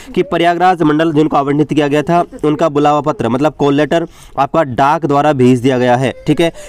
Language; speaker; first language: Hindi; native; Hindi